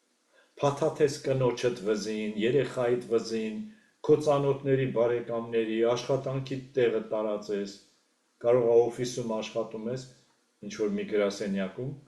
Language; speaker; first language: Armenian; native; Armenian